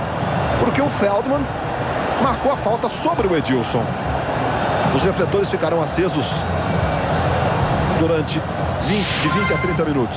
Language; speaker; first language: Portuguese; native; Portuguese